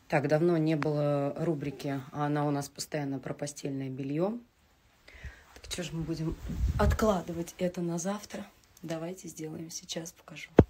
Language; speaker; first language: Russian; native; Russian